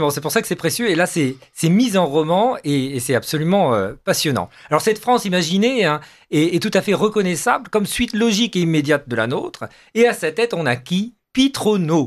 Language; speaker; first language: French; native; French